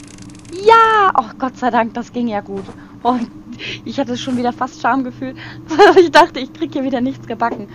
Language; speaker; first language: German; native; German